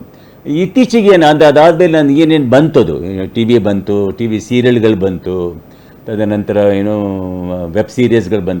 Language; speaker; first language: Kannada; native; Kannada